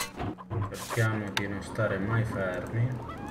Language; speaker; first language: Italian; native; Italian